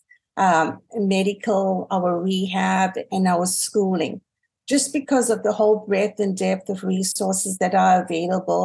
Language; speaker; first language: English; native; English